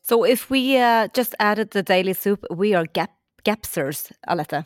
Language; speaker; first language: English; non-native, fluent; Norwegian